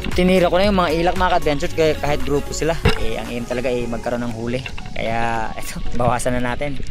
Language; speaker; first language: Filipino; non-native, local second language; Cebuano